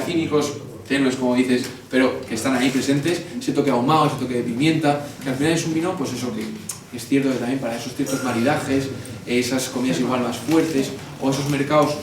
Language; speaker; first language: Spanish; native; Spanish